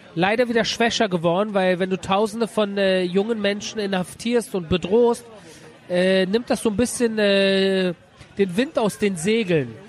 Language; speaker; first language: German; early bilingual, other home language; Persian